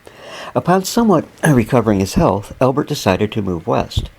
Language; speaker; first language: English; native; English